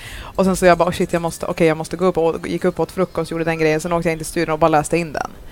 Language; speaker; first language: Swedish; native; Swedish